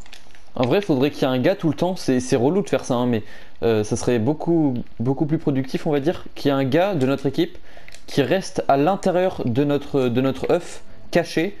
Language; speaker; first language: French; native; French